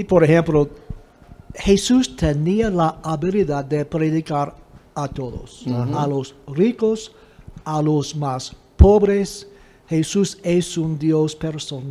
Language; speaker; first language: Spanish; non-native, fluent; English